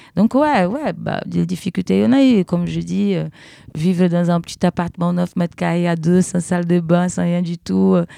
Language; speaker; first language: French; non-native, fluent; Portuguese